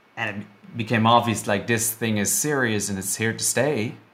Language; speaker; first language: English; non-native, fluent; Dutch